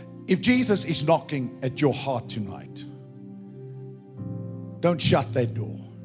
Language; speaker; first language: English; non-native, local second language; Afrikaans